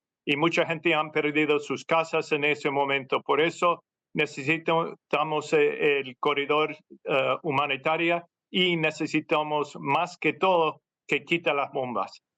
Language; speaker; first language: Spanish; non-native, fluent; English